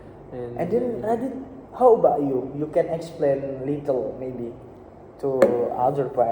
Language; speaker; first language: English; non-native, learner; Indonesian